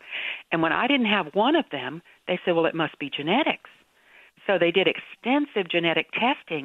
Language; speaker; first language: English; native; English